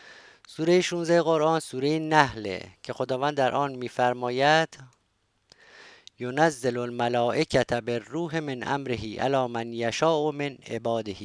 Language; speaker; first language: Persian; native; Persian